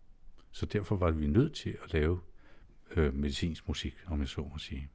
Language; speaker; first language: Danish; native; Danish